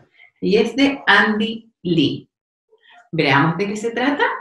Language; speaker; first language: Spanish; native; Spanish